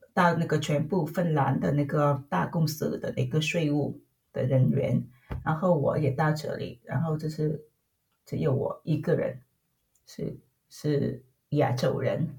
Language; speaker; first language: Chinese; non-native, fluent; Vietnamese